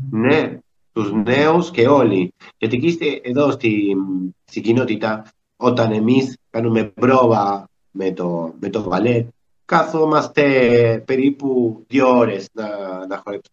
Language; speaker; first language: Greek; early bilingual, heritage; Spanish